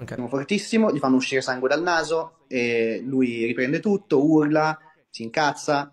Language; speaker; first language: Italian; native; Italian